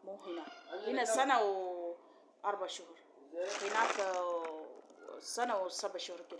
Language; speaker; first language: Arabic; non-native, learner; Oromo